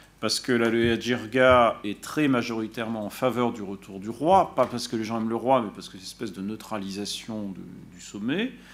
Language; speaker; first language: French; native; French